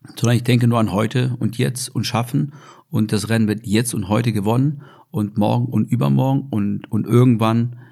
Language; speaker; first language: German; non-native, fluent; English